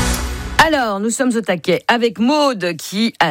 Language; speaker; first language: French; native; French